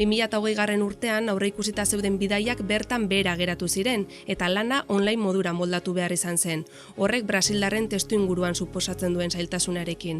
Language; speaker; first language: Basque; native; Basque